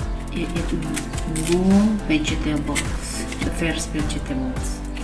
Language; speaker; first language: English; non-native, learner; Indonesian